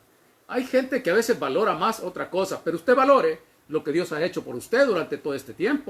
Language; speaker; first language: Spanish; native; Spanish